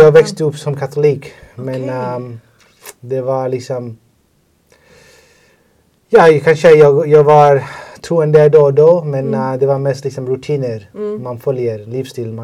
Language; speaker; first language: Swedish; non-native, fluent; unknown